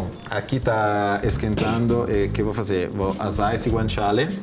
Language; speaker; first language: Portuguese; non-native, fluent; Italian